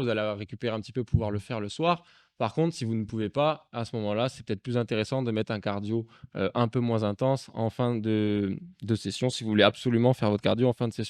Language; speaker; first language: French; native; French